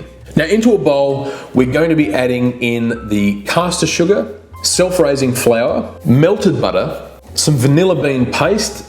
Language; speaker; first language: English; native; English